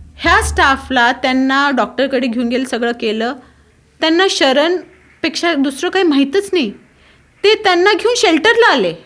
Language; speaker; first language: Marathi; non-native, local second language; Tulu